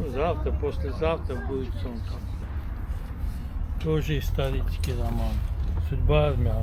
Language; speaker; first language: Russian; non-native, local second language; Armenian